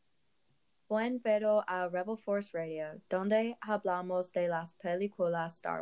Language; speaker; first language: Spanish; non-native, learner; English